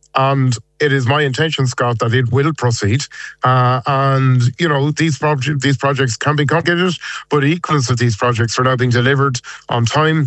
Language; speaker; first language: English; native; English